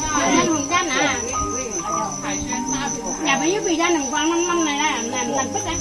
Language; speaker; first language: Chinese; native; Chinese